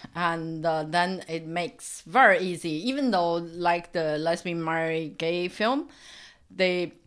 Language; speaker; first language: English; non-native, fluent; Chinese